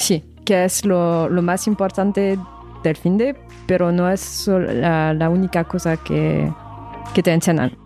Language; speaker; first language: Spanish; non-native, fluent; French